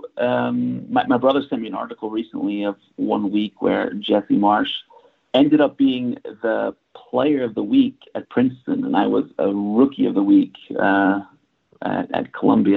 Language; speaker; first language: English; native; English